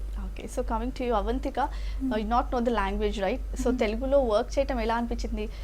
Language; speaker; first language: Telugu; native; Telugu